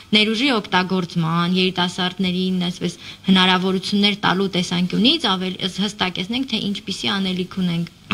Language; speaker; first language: Armenian; native; Armenian